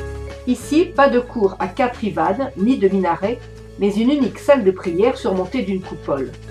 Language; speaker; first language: French; native; French